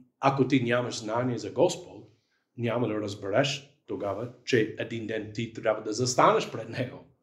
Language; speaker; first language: Bulgarian; non-native, fluent; English